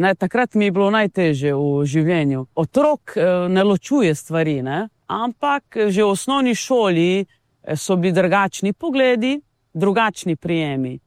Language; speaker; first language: Slovenian; non-native, local second language; Romany